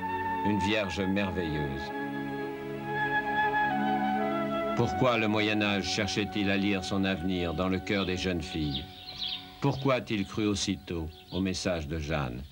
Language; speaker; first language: French; native; French